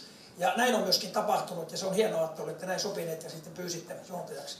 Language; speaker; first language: Finnish; native; Finnish